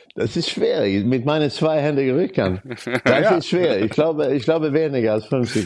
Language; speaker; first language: German; non-native, learner; Swedish